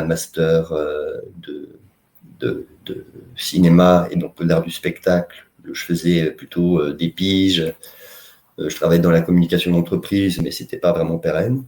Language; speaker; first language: French; native; French